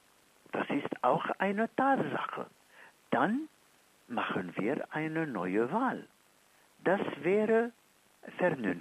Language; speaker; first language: German; non-native, fluent; Arabic